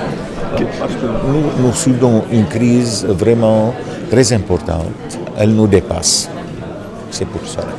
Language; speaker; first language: French; non-native, local second language; Arabic